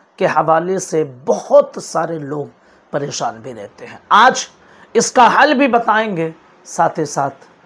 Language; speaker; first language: Urdu; native; Urdu